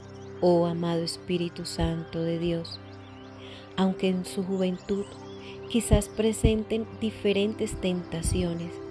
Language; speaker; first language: Spanish; native; Spanish